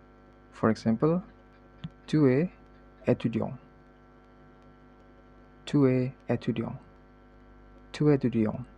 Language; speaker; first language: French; non-native, learner; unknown